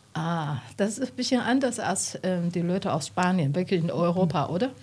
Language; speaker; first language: German; non-native, learner; Chinese